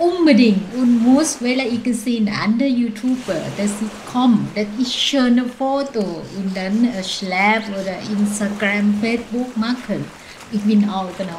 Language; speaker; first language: German; non-native, learner; Thai